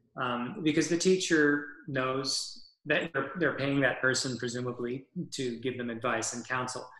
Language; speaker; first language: English; native; English